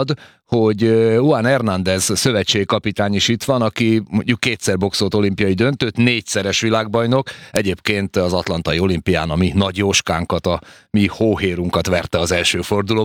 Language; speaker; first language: Hungarian; native; Hungarian